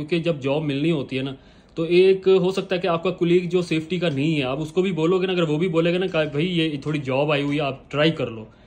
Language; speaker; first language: Hindi; native; Hindi